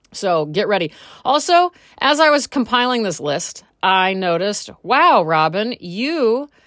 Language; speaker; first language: English; native; English